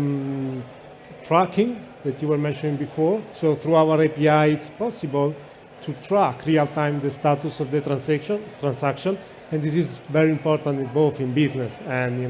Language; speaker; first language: English; non-native, fluent; Italian